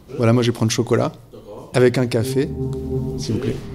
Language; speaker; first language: French; native; French